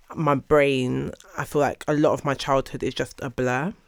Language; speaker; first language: English; early bilingual, other home language; Yoruba